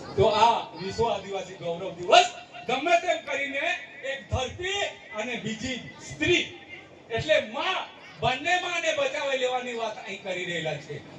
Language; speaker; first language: Gujarati; non-native, local second language; Vasavi